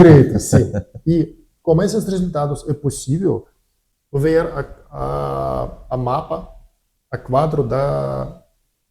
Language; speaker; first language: Portuguese; non-native, learner; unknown